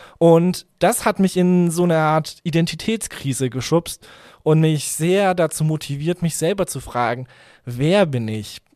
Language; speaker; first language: German; early bilingual, other home language; Hungarian